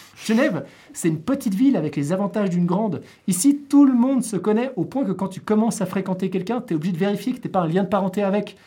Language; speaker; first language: French; native; French